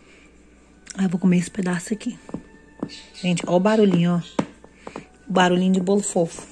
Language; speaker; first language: Portuguese; native; Portuguese